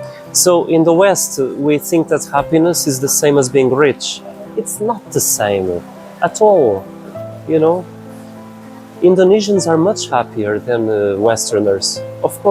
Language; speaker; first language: English; non-native, fluent; Portuguese